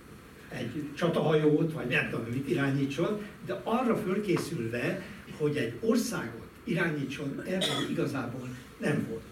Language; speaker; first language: Hungarian; native; Hungarian